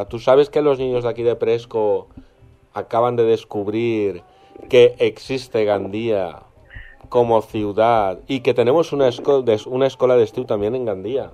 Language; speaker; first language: Spanish; native; Spanish